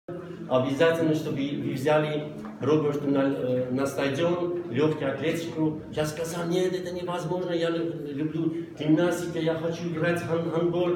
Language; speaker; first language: Russian; non-native, local second language; Armenian